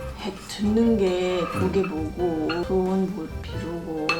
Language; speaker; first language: Korean; non-native, learner; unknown